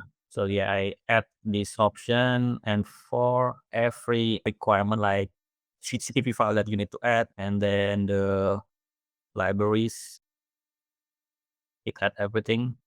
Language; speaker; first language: English; non-native, fluent; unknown